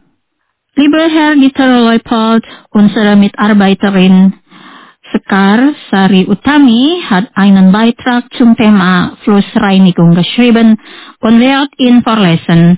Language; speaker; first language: German; non-native, fluent; Indonesian